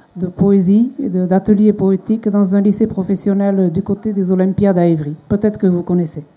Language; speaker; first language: French; non-native, local second language; Basque